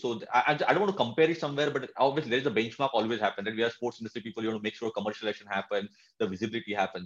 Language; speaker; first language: English; non-native, local second language; Marathi